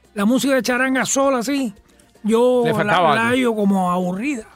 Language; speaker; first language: Spanish; early bilingual, heritage; Spanish